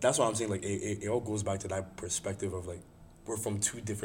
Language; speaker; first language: English; non-native, local second language; Igbo